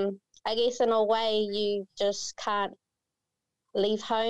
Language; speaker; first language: English; native; English